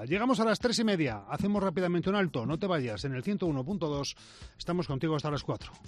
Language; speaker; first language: Spanish; native; Spanish